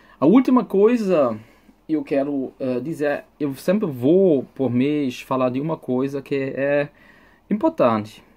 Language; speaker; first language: Portuguese; non-native, fluent; German